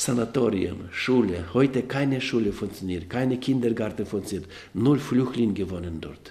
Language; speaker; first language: German; non-native, learner; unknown